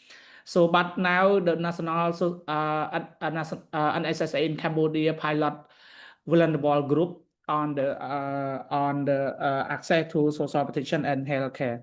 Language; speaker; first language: English; non-native, learner; Khmer